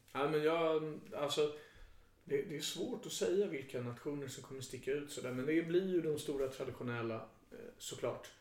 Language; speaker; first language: Swedish; native; Swedish